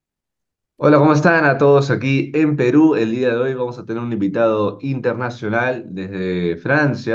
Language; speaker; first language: Spanish; native; Spanish